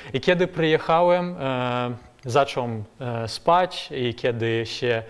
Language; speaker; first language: Polish; non-native, learner; Belarusian